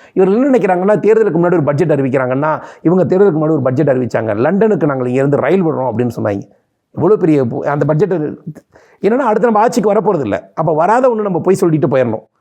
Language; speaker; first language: Tamil; native; Tamil